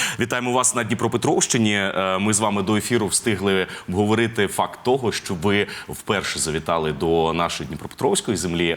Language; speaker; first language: Ukrainian; native; Ukrainian